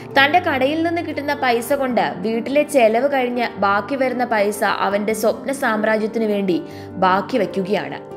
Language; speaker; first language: Malayalam; native; Malayalam